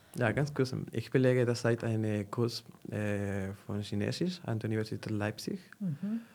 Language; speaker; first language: German; non-native, fluent; Spanish